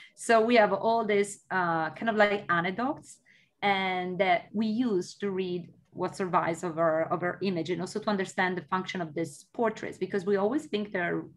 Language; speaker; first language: English; non-native, fluent; Italian